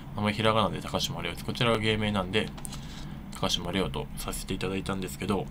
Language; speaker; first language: Japanese; native; Japanese